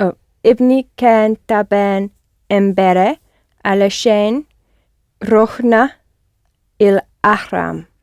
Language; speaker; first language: Arabic; non-native, learner; English